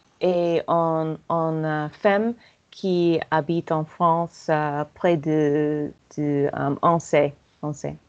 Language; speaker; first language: French; non-native, learner; English